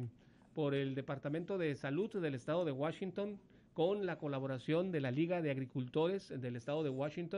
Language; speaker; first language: Spanish; native; Spanish